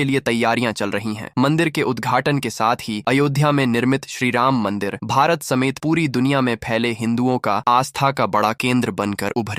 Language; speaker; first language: Hindi; native; Hindi